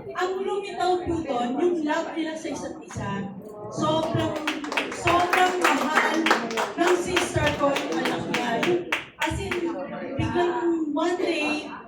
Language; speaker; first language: Filipino; native; Filipino